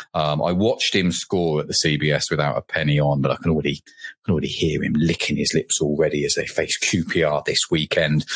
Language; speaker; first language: English; native; English